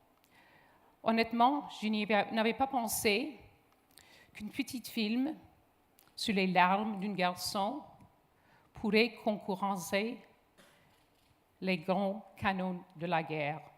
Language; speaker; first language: French; non-native, local second language; English